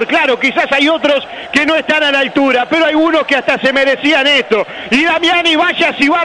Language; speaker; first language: Spanish; native; Spanish